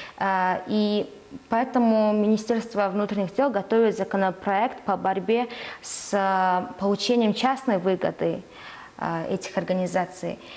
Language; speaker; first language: Russian; non-native, fluent; Mongolian